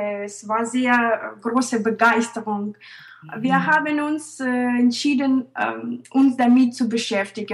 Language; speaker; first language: German; non-native, fluent; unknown